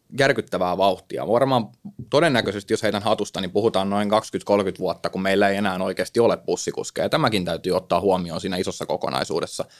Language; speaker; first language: Finnish; native; Finnish